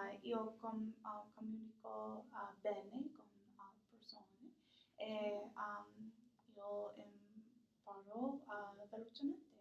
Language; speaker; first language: Italian; non-native, learner; English